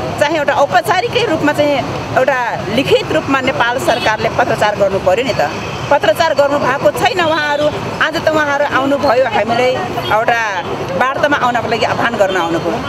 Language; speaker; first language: Nepali; non-native, local second language; Dangaura Tharu